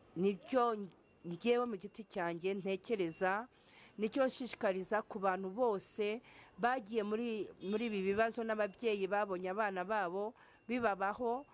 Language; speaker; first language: Kinyarwanda; early bilingual, heritage; Kinyarwanda